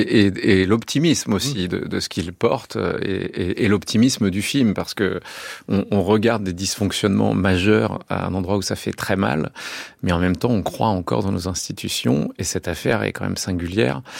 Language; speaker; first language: French; native; French